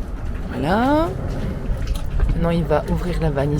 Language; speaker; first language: French; native; French